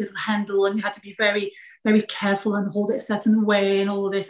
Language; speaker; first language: English; non-native, fluent; French